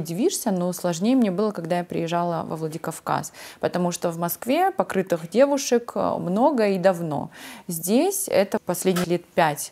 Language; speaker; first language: Russian; non-native, local second language; Ossetic